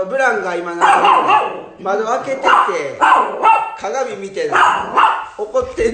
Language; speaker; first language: Japanese; native; Japanese